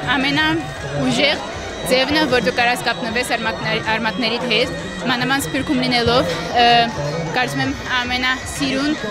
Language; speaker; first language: Armenian; early bilingual, heritage; Armenian